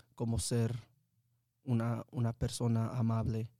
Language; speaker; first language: Spanish; early bilingual, heritage; Spanish